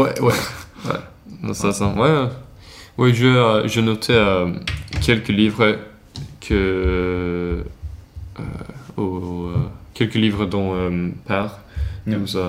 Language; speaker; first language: French; non-native, learner; Swedish